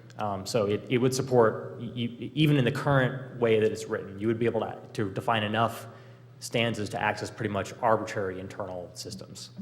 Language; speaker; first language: English; native; English